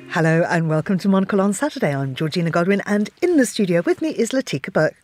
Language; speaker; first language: English; native; English